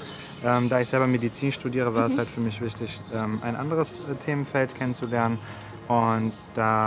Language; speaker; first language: German; early bilingual, other home language; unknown